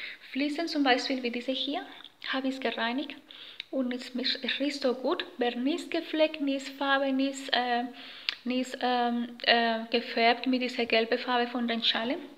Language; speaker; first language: German; non-native, learner; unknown